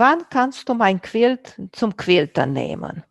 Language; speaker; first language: German; non-native, fluent; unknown